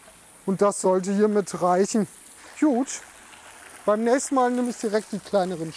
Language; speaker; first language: German; native; German